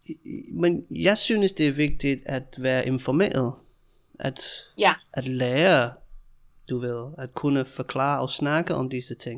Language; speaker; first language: Danish; non-native, fluent; English